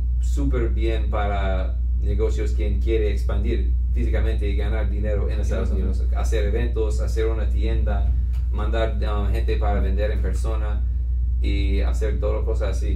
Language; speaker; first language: Spanish; non-native, fluent; English